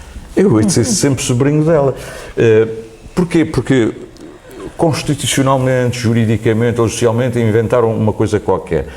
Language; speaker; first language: Portuguese; native; Portuguese